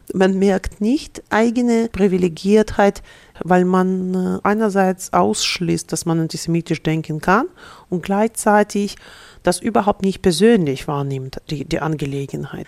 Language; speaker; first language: German; non-native, fluent; Russian